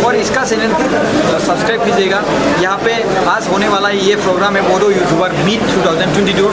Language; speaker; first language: Hindi; non-native, local second language; Bodo